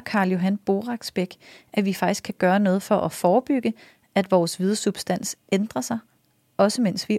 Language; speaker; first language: Danish; native; Danish